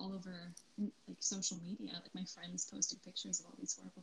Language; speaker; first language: English; native; English